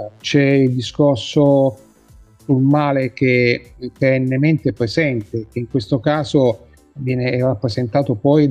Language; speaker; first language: Italian; native; Italian